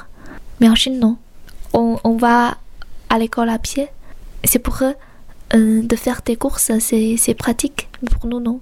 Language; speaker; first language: French; non-native, fluent; Chinese